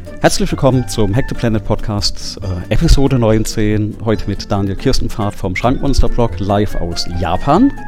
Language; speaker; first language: German; native; German